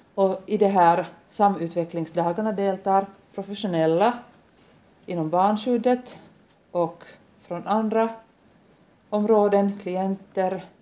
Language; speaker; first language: Swedish; non-native, local second language; Finnish